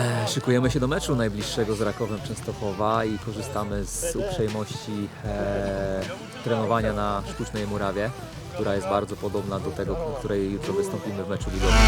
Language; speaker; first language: Polish; native; Polish